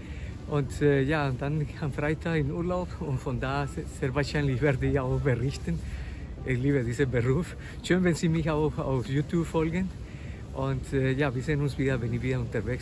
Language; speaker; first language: German; non-native, fluent; Spanish